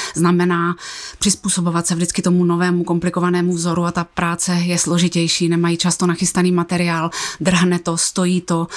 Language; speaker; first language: Czech; native; Czech